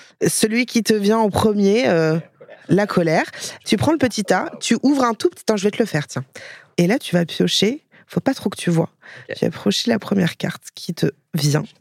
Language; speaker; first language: French; native; French